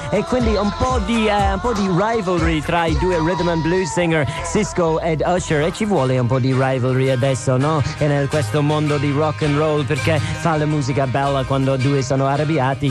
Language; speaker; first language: Italian; non-native, fluent; English